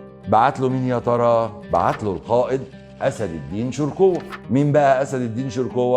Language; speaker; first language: Arabic; native; Arabic